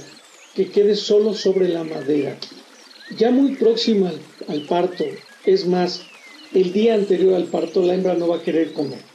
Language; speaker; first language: Spanish; native; Spanish